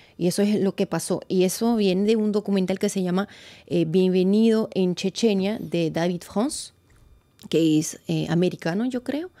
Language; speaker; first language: Spanish; non-native, fluent; French